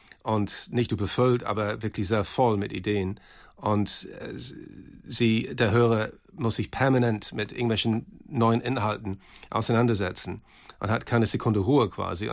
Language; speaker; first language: German; native; German